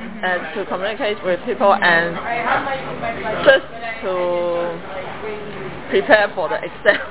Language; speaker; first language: English; non-native, learner; Cantonese